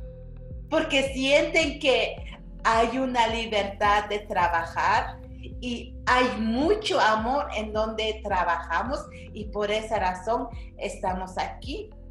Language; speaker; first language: Spanish; non-native, local second language; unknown